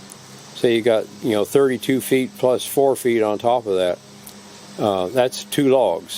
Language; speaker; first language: English; native; English